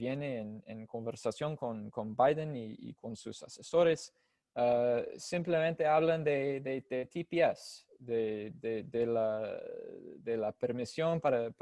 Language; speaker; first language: Spanish; non-native, fluent; English